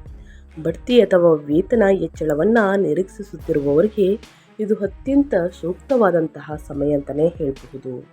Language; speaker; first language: Kannada; native; Kannada